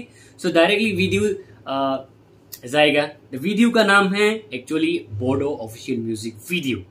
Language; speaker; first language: Hindi; non-native, local second language; Kok Borok